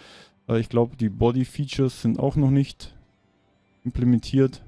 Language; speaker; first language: German; native; German